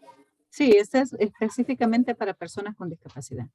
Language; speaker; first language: Spanish; native; Spanish